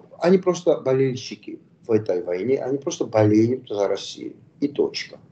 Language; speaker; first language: Russian; non-native, local second language; Georgian